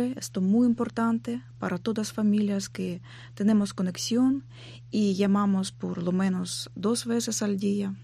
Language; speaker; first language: Spanish; non-native, learner; Ukrainian